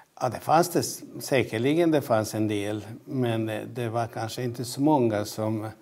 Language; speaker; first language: Swedish; non-native, fluent; Albanian